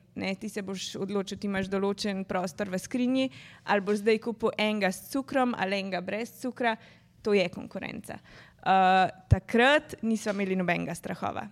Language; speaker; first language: Slovenian; native; Slovenian